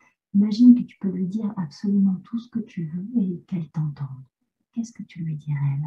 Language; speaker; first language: French; native; French